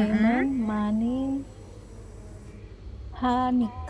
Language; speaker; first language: Korean; non-native, learner; Indonesian